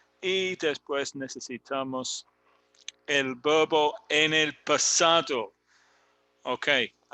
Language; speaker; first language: Spanish; non-native, fluent; English